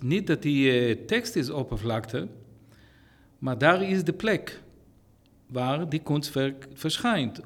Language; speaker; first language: Dutch; non-native, fluent; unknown